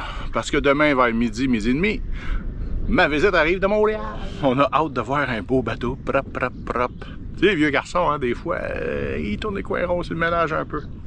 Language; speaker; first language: French; native; French